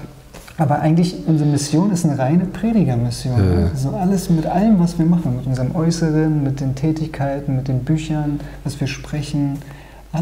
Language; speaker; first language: German; native; German